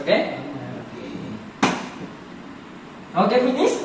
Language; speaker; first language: English; non-native, learner; Indonesian